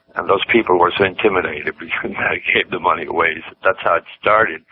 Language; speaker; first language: English; non-native, fluent; Swedish